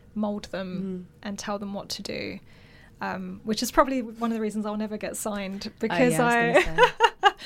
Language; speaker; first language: English; native; English